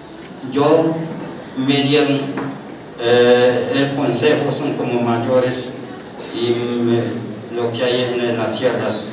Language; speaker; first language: Spanish; non-native, local second language; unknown